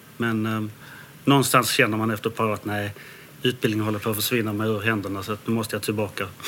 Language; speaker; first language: Swedish; early bilingual, other home language; Danish